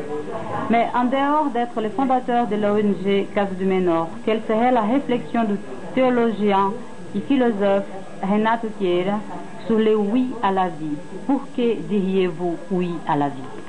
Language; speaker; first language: French; native; French